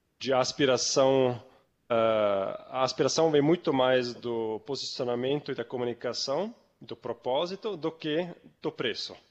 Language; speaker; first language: Portuguese; non-native, fluent; German